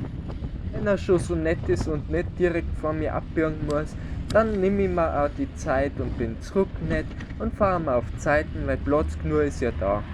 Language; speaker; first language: German; native; German